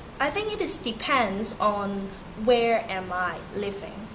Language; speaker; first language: English; early bilingual, other home language; Turkish